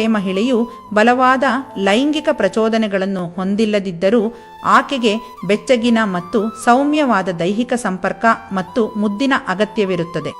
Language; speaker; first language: Kannada; native; Kannada